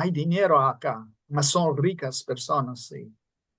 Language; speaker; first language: Spanish; non-native, fluent; Portuguese